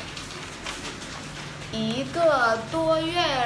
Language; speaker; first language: Chinese; non-native, fluent; Vietnamese